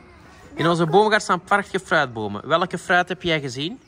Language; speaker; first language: Dutch; native; Dutch